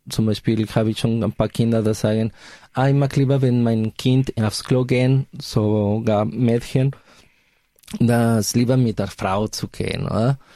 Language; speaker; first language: German; non-native, fluent; Spanish